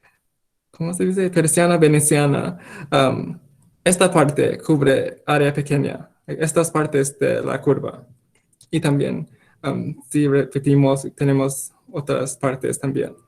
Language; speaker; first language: Spanish; non-native, fluent; English